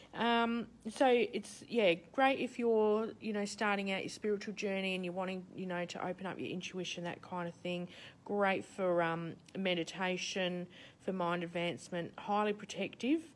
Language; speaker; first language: English; native; English